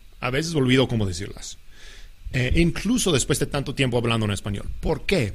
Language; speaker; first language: Spanish; non-native, fluent; English